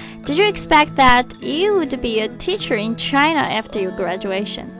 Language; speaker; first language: English; non-native, fluent; Chinese